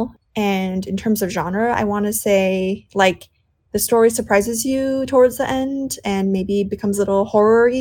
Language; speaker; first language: English; non-native, local second language; Cantonese